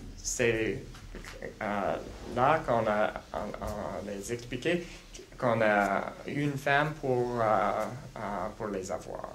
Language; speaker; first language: French; non-native, local second language; English